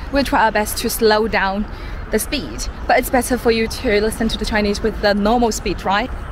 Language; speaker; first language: English; non-native, fluent; Chinese